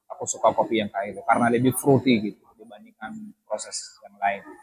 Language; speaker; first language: Indonesian; non-native, fluent; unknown